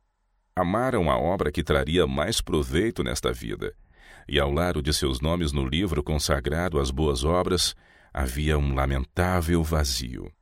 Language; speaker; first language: Portuguese; native; Portuguese